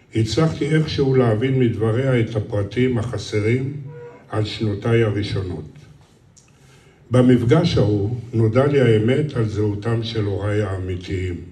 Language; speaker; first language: Hebrew; early bilingual, other home language; Romanian